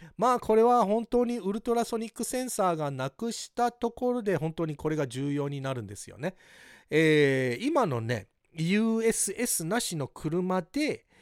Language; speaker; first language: Japanese; early bilingual, heritage; Japanese